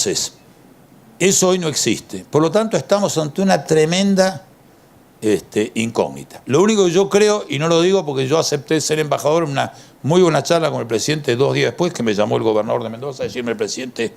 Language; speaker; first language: Spanish; native; Spanish